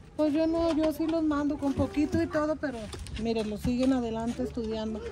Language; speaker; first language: Spanish; native; Spanish